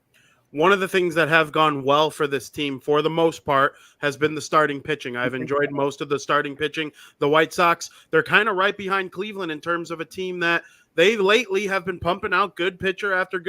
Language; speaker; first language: English; native; English